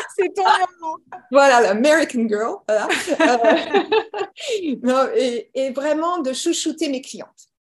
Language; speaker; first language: French; early bilingual, other home language; English